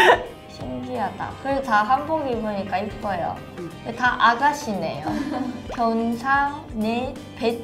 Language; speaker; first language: Korean; non-native, fluent; Japanese